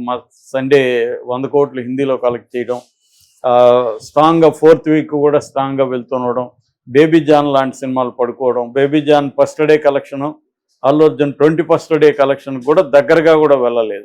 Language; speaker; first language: Telugu; native; Telugu